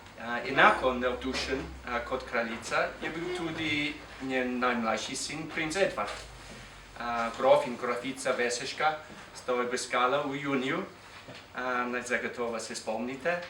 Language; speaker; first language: Slovenian; non-native, fluent; English